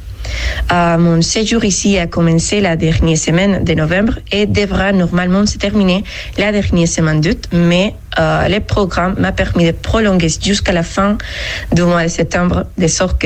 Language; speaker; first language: French; non-native, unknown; Spanish